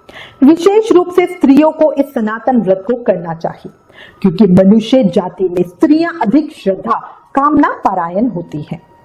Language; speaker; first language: Hindi; native; Hindi